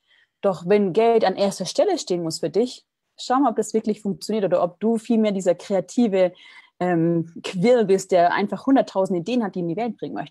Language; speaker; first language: German; native; German